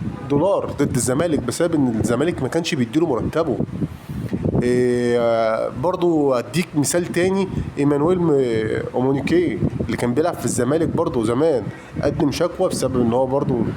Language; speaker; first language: Arabic; native; Arabic